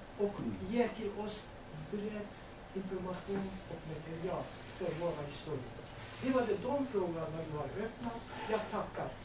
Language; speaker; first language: Swedish; non-native, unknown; Kurdish